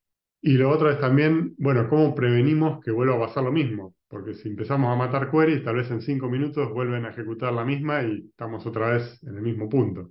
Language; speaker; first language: Spanish; native; Spanish